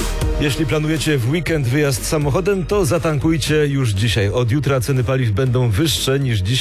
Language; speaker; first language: Polish; native; Polish